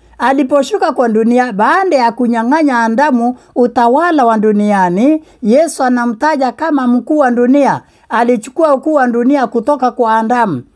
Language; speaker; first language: Swahili; non-native, local second language; Meru